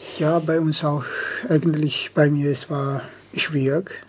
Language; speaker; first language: German; non-native, learner; Amharic